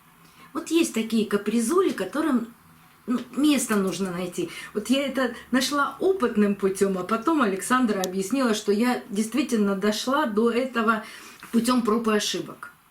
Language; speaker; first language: Russian; native; Russian